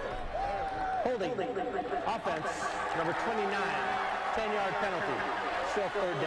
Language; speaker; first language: English; native; English